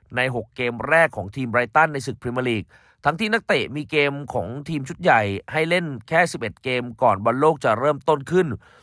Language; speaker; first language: Thai; native; Thai